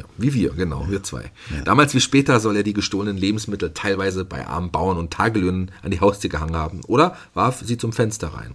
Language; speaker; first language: German; native; German